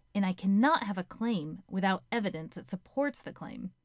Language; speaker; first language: English; native; English